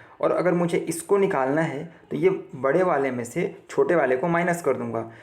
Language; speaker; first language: Hindi; native; Hindi